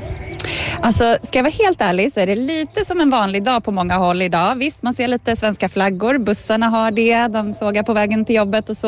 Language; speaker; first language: Swedish; native; Swedish